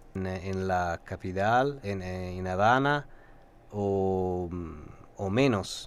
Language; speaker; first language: Spanish; non-native, fluent; Italian